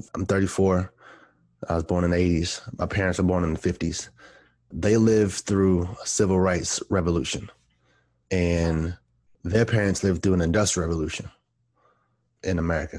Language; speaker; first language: English; native; English